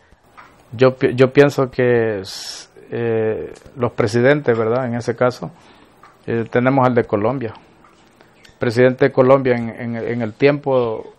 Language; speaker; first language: Spanish; native; Spanish